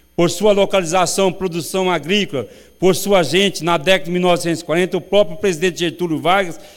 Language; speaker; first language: Portuguese; native; Portuguese